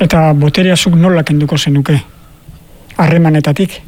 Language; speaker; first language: Basque; native; Basque